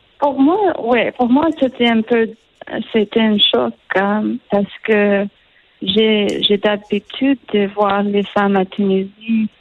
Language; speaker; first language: French; non-native, learner; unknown